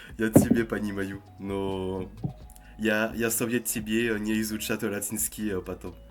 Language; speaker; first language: Russian; non-native, learner; French